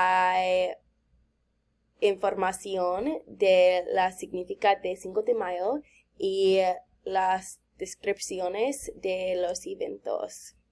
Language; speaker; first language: Spanish; non-native, learner; English